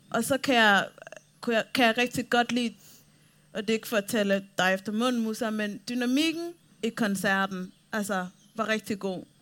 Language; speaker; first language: Danish; early bilingual, other home language; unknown